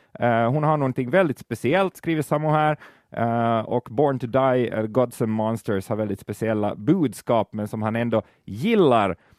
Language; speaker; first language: Swedish; native; Swedish